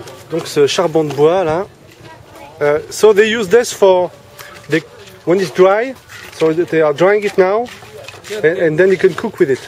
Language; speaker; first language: English; non-native, learner; French